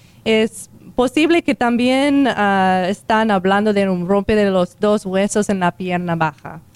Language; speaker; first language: Spanish; non-native, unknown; English